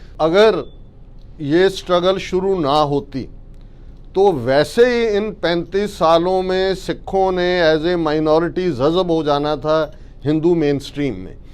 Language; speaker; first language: Urdu; non-native, local second language; Punjabi